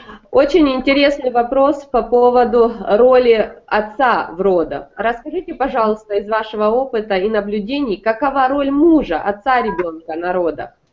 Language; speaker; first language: Russian; native; Russian